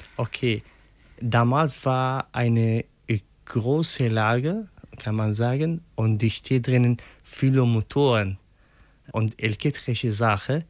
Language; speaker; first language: German; non-native, learner; Arabic